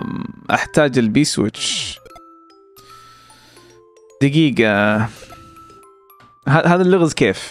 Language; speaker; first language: Arabic; native; Arabic